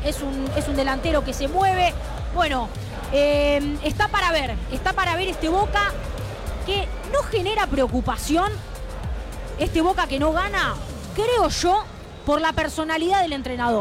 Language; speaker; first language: Spanish; native; Spanish